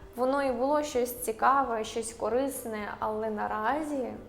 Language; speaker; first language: Ukrainian; non-native, local second language; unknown